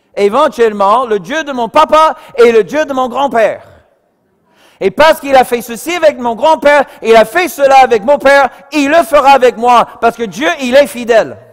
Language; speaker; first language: French; non-native, fluent; English